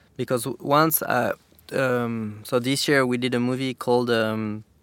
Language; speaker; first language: English; non-native, fluent; French